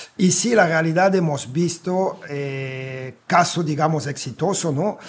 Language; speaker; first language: Spanish; non-native, fluent; French